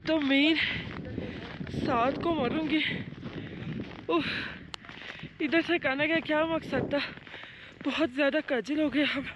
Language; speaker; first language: Hindi; non-native, fluent; Turkish